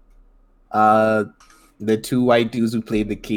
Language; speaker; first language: English; non-native, local second language; Nyanja